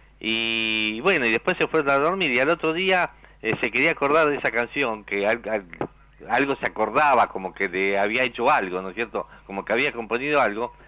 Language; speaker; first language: Spanish; native; Spanish